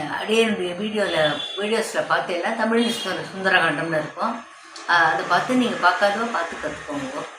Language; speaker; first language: Tamil; native; Tamil